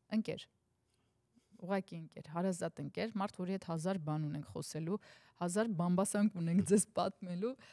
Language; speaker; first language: Armenian; native; Armenian